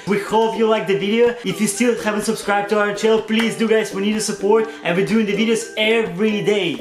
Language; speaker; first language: English; non-native, fluent; Russian